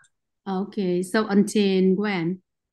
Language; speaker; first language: English; non-native, learner; Vietnamese